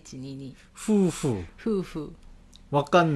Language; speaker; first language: Japanese; non-native, learner; Korean